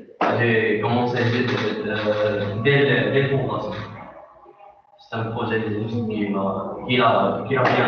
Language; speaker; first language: French; non-native, local second language; Arabic